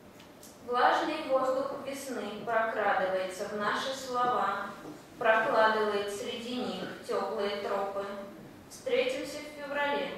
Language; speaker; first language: Russian; native; Russian